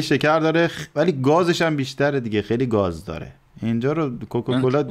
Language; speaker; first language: Persian; native; Persian